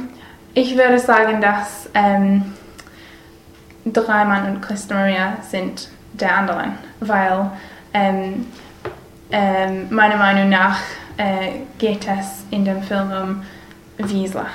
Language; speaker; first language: German; non-native, learner; English